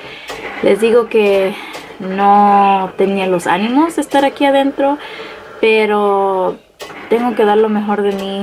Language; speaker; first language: Spanish; early bilingual, heritage; Spanish